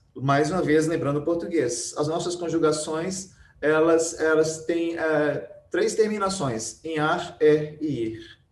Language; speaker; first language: Portuguese; native; Portuguese